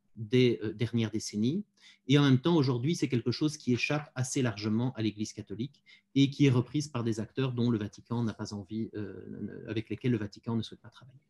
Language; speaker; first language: French; native; French